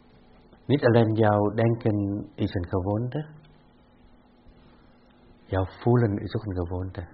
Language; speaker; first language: Dutch; non-native, fluent; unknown